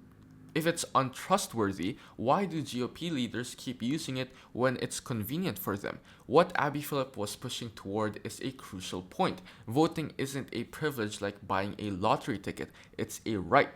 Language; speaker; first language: English; native; English